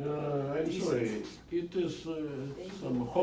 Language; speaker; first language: English; non-native, learner; Russian